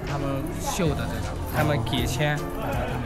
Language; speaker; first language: Chinese; non-native, learner; Nepali